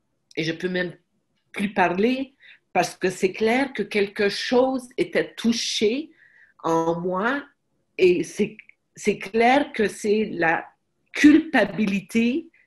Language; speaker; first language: French; non-native, fluent; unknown